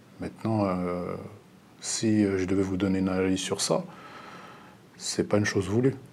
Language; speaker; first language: French; early bilingual, other home language; Lingala